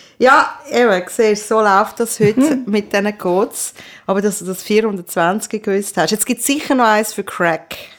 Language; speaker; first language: German; early bilingual, other home language; Persian